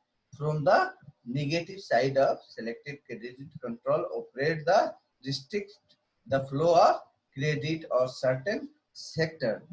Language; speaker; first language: English; non-native, local second language; Hindi